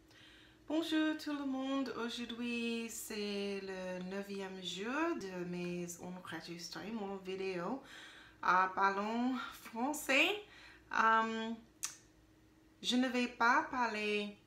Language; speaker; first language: French; non-native, learner; English